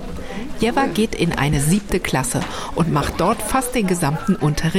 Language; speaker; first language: German; native; German